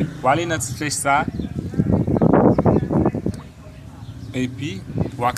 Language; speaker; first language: French; non-native, local second language; Haitian Creole